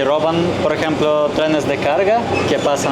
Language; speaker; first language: Spanish; non-native, learner; Russian